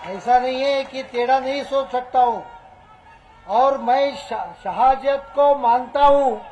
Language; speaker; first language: Hindi; non-native, local second language; Konkani